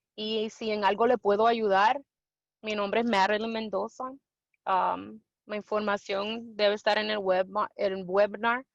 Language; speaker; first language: Spanish; early bilingual, heritage; Spanish